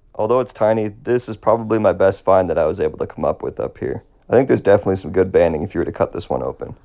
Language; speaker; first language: English; native; English